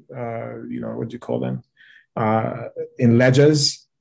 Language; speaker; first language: English; non-native, local second language; Yoruba